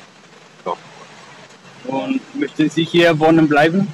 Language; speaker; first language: German; non-native, learner; Spanish